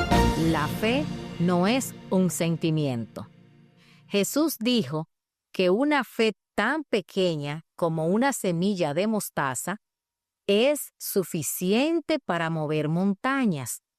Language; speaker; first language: Spanish; native; Spanish